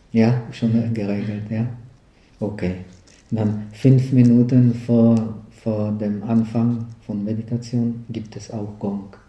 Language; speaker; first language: German; non-native, fluent; Czech